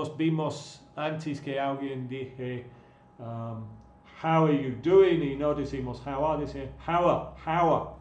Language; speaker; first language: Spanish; non-native, fluent; English